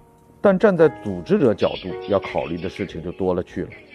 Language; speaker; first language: Chinese; native; Chinese